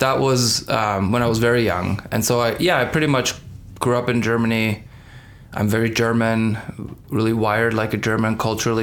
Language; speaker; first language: English; non-native, fluent; Persian